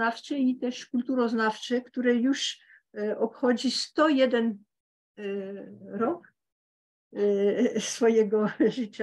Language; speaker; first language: Polish; early bilingual, heritage; Polish